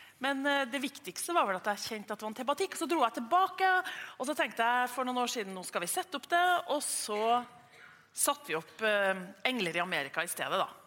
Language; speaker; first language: Norwegian; native; Norwegian